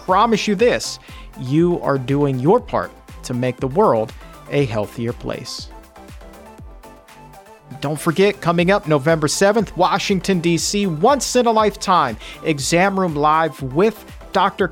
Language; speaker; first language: English; native; English